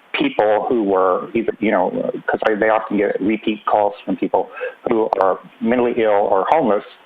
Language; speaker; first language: English; native; English